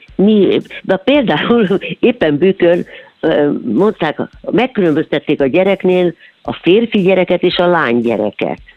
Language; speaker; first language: Hungarian; native; Hungarian